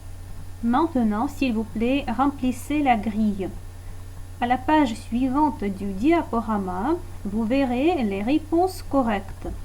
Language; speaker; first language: French; non-native, fluent; Russian